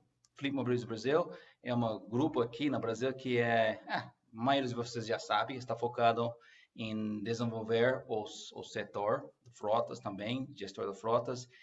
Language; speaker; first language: Portuguese; non-native, learner; English